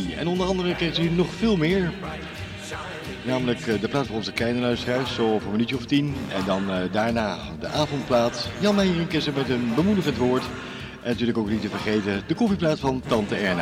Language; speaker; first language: Dutch; native; Dutch